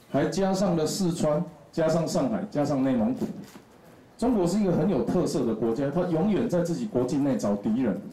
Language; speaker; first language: Chinese; non-native, local second language; Min Nan Chinese